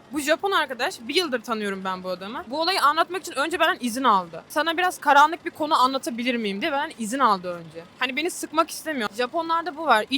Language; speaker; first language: Turkish; native; Turkish